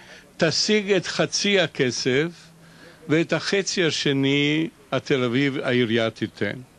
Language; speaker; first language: Hebrew; non-native, fluent; Hungarian